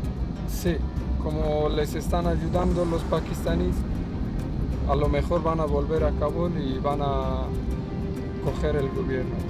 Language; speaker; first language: Spanish; non-native, learner; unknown